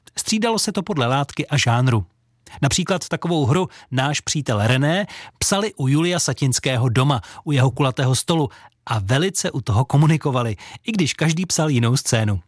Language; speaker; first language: Czech; native; Czech